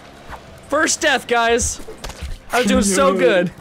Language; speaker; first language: English; native; English